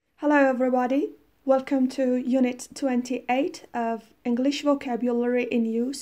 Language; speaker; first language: English; non-native, fluent; Persian